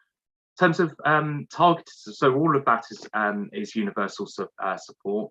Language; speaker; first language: English; native; English